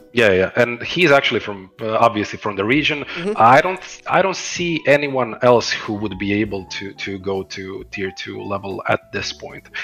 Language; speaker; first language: English; non-native, fluent; Croatian